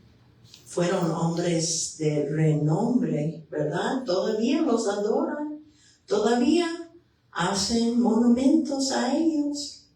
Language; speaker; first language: Spanish; non-native, fluent; English